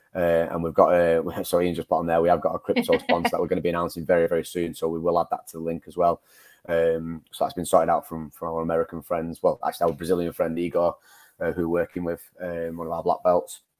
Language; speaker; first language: English; native; English